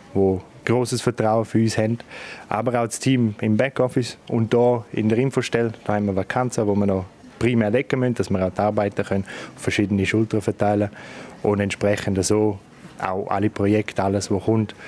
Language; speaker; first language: German; native; German